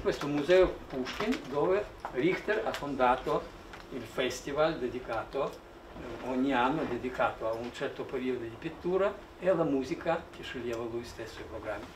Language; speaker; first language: Italian; non-native, fluent; Russian